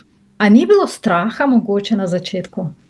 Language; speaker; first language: Slovenian; non-native, fluent; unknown